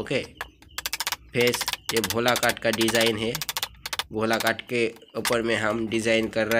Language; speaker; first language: Hindi; non-native, local second language; Bangla